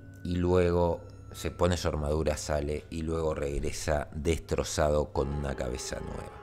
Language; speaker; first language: Spanish; native; Spanish